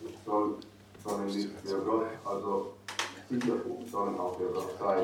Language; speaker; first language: German; non-native, fluent; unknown